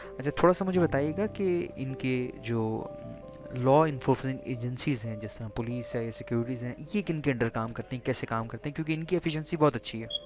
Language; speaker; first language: Urdu; native; Urdu